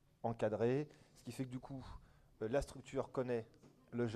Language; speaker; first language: French; native; French